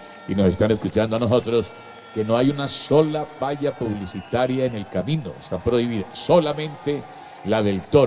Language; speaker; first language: Spanish; native; Spanish